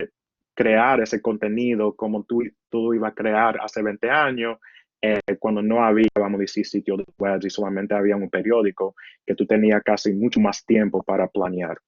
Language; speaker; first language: Spanish; early bilingual, heritage; Spanish